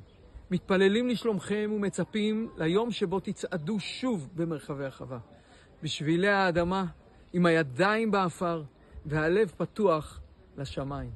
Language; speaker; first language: Hebrew; native; Hebrew